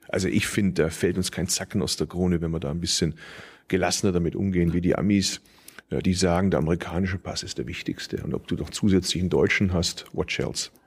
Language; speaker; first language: German; early bilingual, other home language; Turkish